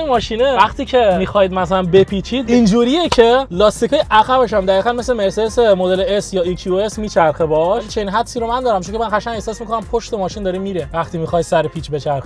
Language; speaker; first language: Persian; native; Persian